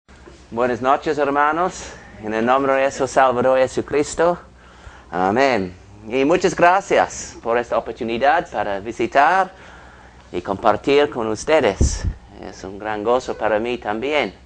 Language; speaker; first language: Spanish; non-native, fluent; English